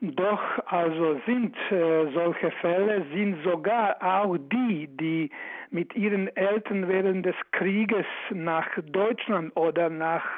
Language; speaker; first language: German; non-native, fluent; Croatian